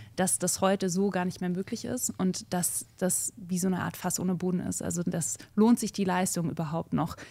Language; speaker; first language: German; native; German